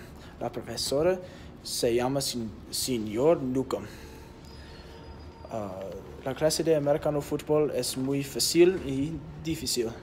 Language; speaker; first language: Spanish; non-native, learner; English